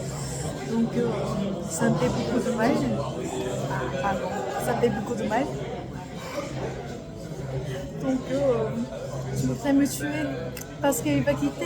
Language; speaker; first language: French; non-native, learner; Korean